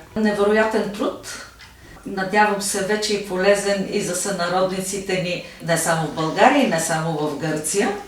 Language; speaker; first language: Bulgarian; native; Bulgarian